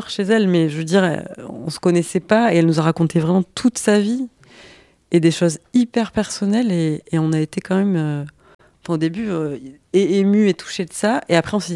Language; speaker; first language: French; native; French